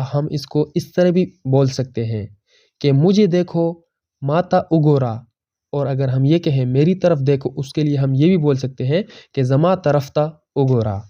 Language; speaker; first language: Urdu; non-native, local second language; Pashto